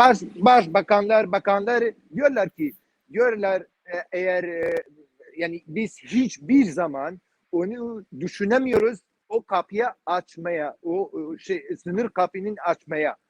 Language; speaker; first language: Turkish; non-native, learner; Kurdish